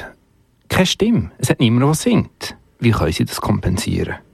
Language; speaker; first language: German; native; German